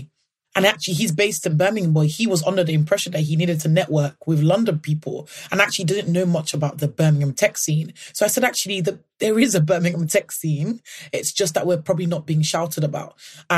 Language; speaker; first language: English; non-native, local second language; Yoruba